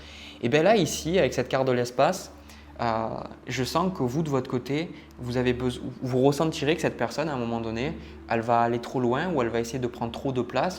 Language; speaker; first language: French; native; French